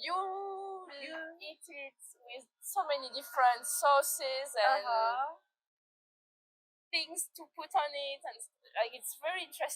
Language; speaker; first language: English; non-native, learner; French